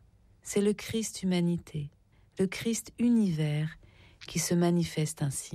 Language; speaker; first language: French; native; French